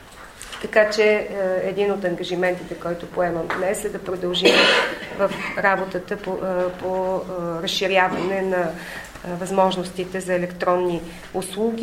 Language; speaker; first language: Bulgarian; native; Bulgarian